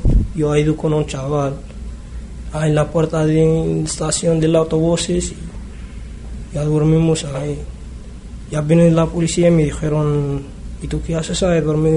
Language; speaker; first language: Spanish; non-native, learner; Arabic